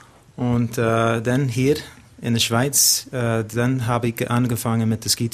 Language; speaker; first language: German; non-native, learner; English